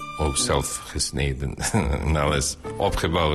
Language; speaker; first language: Dutch; non-native, learner; Bosnian